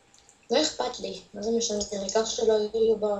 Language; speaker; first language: Hebrew; native; Hebrew